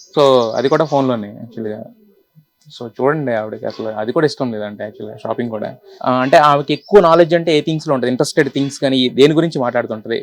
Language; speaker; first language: Telugu; native; Telugu